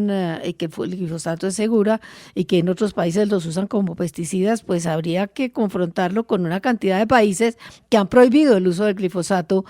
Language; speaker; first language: Spanish; native; Spanish